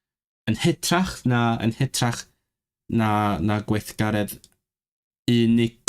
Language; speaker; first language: Welsh; non-native, learner; Cantonese